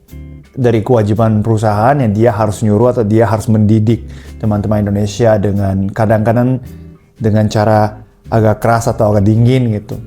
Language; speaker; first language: Indonesian; non-native, fluent; Japanese